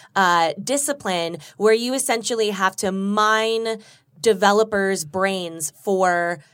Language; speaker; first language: English; native; English